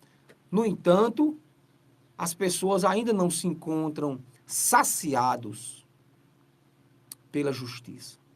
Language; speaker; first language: Portuguese; native; Portuguese